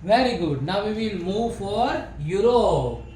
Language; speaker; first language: English; non-native, local second language; Gujarati